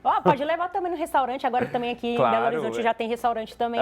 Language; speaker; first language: Portuguese; native; Portuguese